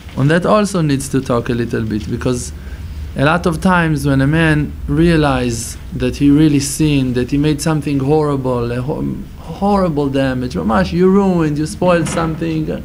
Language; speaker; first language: English; non-native, fluent; Hebrew